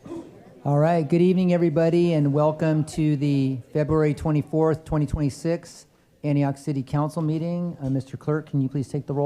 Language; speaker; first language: English; native; English